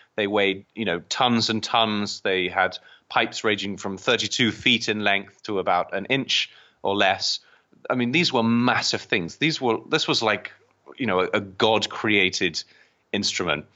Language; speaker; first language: English; native; English